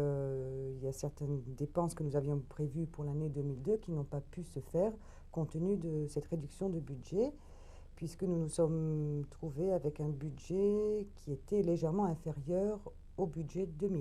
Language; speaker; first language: French; native; French